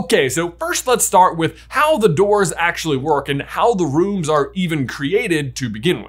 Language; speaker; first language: English; native; English